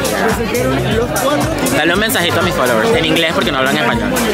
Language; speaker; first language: Spanish; early bilingual, heritage; Spanish